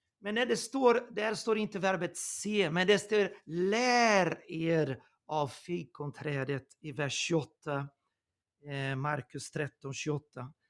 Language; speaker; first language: Swedish; non-native, fluent; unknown